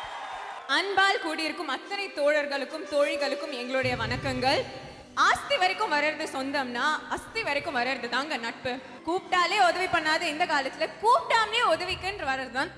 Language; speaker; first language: Tamil; native; Tamil